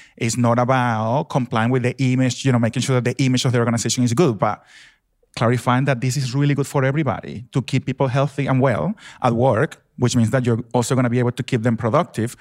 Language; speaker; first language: English; non-native, fluent; Spanish